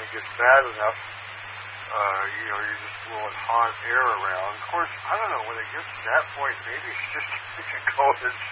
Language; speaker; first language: English; native; English